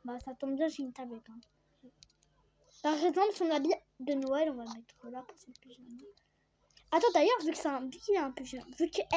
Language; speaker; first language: French; native; French